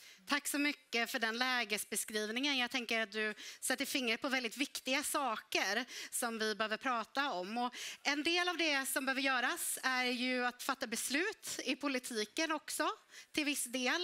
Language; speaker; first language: Swedish; native; Swedish